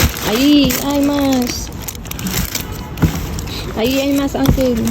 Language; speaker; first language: Spanish; non-native, learner; Filipino